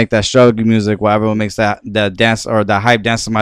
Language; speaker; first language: English; native; English